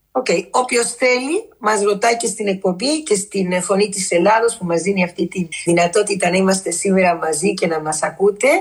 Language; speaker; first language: Greek; native; Greek